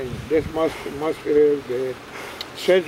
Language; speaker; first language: English; non-native, learner; Persian